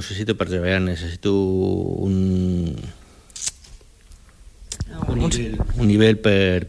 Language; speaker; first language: Catalan; early bilingual, other home language; Spanish